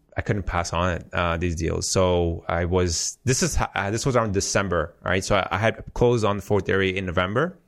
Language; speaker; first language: English; early bilingual, heritage; Persian